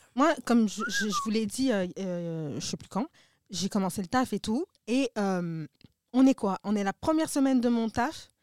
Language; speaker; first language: French; native; French